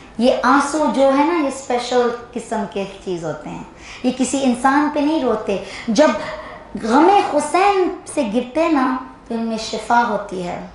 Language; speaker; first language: Urdu; early bilingual, heritage; Urdu